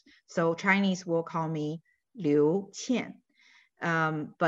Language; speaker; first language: English; non-native, fluent; Chinese